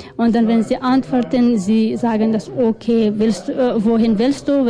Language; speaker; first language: German; non-native, learner; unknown